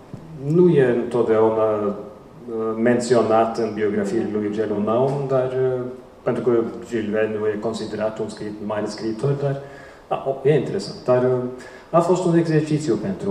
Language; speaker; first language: Romanian; non-native, fluent; Norwegian